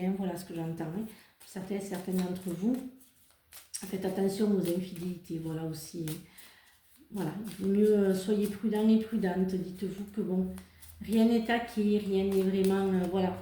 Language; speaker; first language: French; native; French